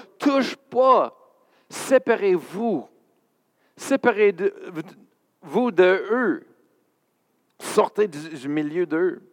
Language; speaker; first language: French; non-native, fluent; English